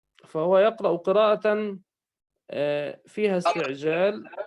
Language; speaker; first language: Arabic; native; Arabic